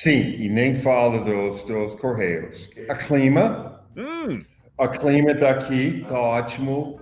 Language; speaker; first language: Portuguese; non-native, fluent; English